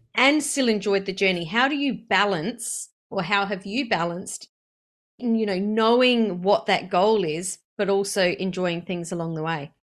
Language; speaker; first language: English; native; English